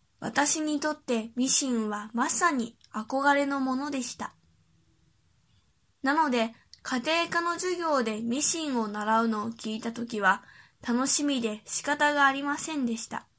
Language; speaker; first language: Japanese; early bilingual, other home language; Chinese